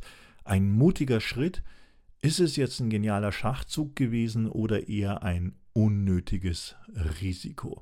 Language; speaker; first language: German; native; German